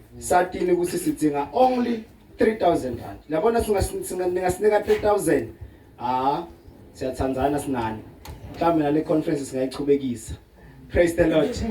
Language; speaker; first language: Zulu; non-native, local second language; Swati